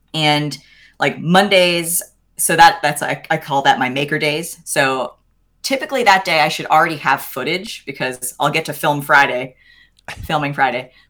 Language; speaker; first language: English; native; English